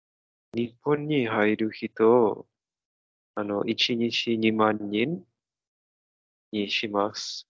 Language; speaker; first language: Japanese; non-native, learner; Czech